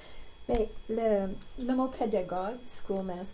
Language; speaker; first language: French; non-native, learner; English